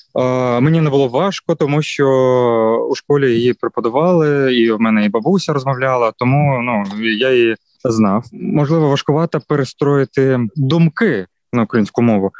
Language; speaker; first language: Ukrainian; non-native, local second language; Russian